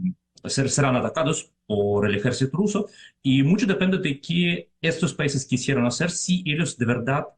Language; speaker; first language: Spanish; non-native, fluent; Russian